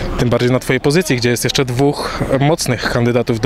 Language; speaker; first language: Polish; native; Polish